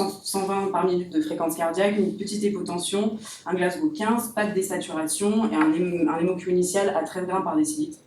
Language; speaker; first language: French; native; French